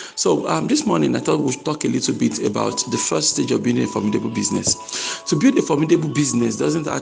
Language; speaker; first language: English; non-native, local second language; Yoruba